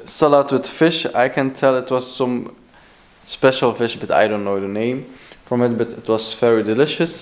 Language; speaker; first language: English; non-native, fluent; Dutch